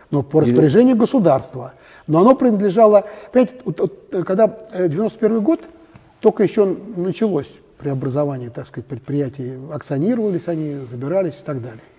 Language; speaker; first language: Russian; native; Russian